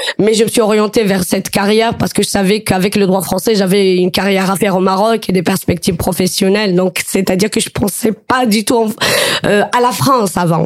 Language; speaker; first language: French; non-native, local second language; Arabic